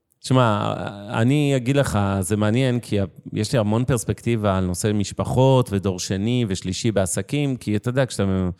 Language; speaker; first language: Hebrew; native; Hebrew